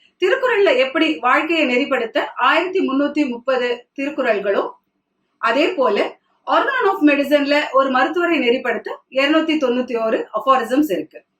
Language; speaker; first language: Tamil; non-native, local second language; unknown